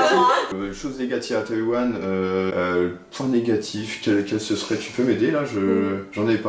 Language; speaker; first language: French; native; French